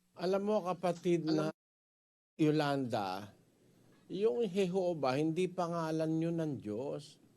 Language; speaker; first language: Filipino; native; Filipino